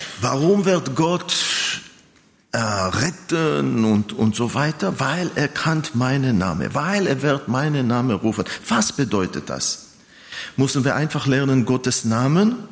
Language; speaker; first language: German; non-native, fluent; Hebrew